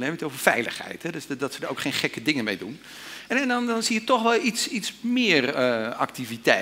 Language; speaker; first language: Dutch; native; Dutch